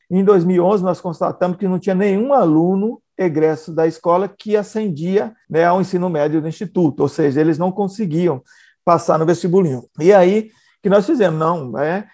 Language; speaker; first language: Portuguese; native; Portuguese